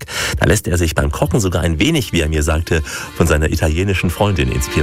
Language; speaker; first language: German; native; German